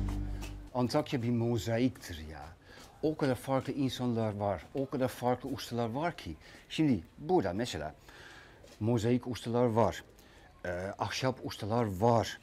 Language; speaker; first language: Turkish; non-native, fluent; Dutch